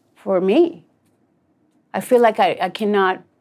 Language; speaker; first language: English; non-native, fluent; Spanish